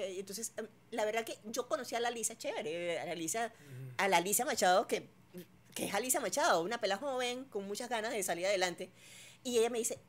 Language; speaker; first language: Spanish; native; Spanish